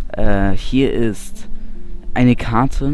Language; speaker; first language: German; native; German